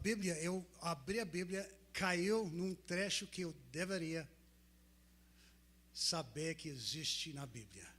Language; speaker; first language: Portuguese; non-native, fluent; English